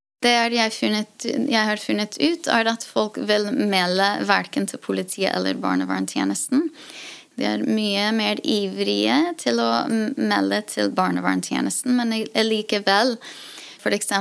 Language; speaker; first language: Norwegian; non-native, fluent; English